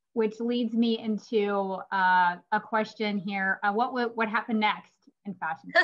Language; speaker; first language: English; native; English